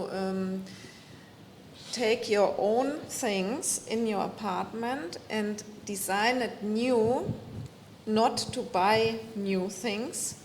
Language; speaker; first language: English; non-native, fluent; German